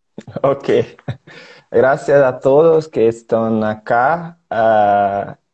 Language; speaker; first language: Spanish; non-native, learner; Portuguese